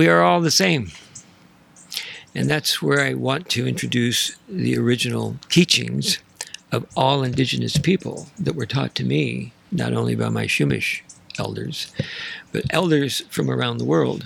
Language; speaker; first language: English; native; English